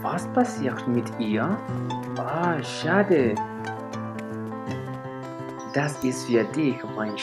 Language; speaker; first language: German; non-native, learner; Spanish